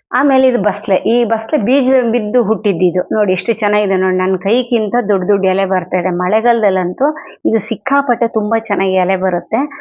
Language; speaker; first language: Kannada; non-native, local second language; Telugu